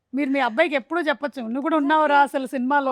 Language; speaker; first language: Telugu; native; Telugu